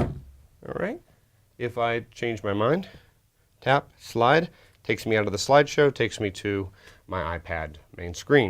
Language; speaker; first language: English; native; English